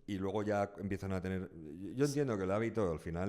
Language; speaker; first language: Spanish; native; Spanish